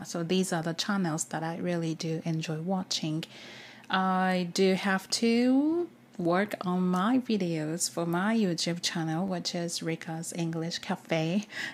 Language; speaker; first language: English; non-native, fluent; Japanese